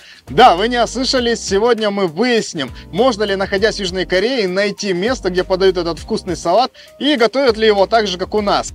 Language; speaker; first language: Russian; native; Russian